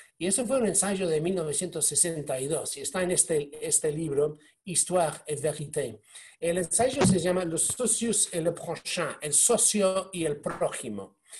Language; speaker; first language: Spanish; non-native, fluent; English